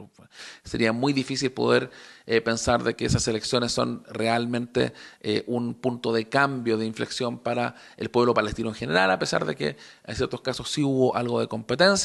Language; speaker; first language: Spanish; native; Spanish